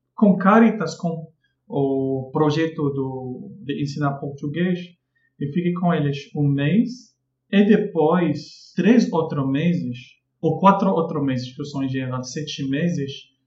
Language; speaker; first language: Portuguese; non-native, fluent; Arabic